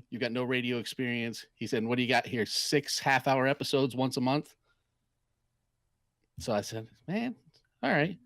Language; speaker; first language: English; native; English